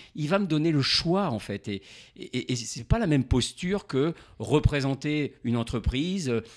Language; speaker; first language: French; native; French